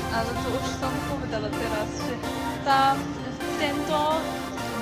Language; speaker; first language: Slovak; non-native, learner; Russian